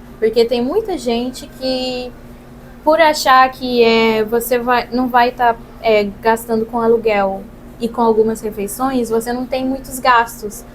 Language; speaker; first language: Portuguese; non-native, local second language; Kabuverdianu